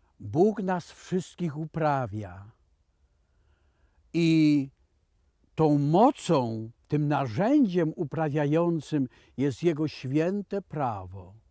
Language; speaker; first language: Polish; native; Polish